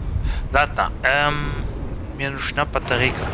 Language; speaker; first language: Russian; non-native, fluent; German